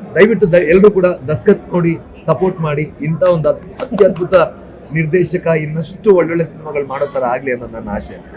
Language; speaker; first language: Kannada; non-native, local second language; Tulu